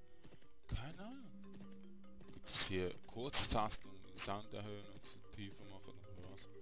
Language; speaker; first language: German; native; German